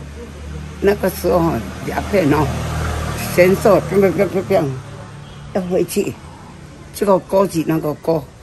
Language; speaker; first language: Japanese; non-native, local second language; Chinese